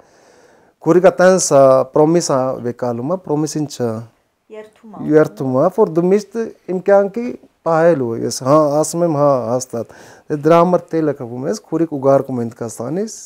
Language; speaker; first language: Armenian; non-native, learner; Hindi